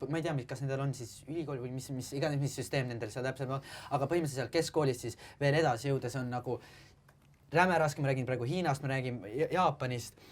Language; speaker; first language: Estonian; native; Estonian